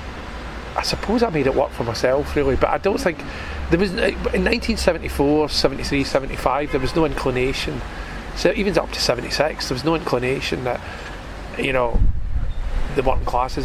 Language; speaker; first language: English; native; English